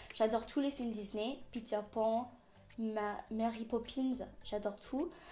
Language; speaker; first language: French; non-native, fluent; English